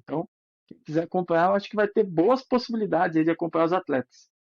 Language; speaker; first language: Portuguese; native; Portuguese